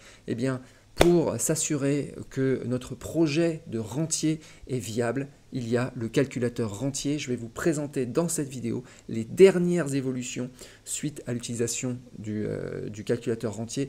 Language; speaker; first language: French; native; French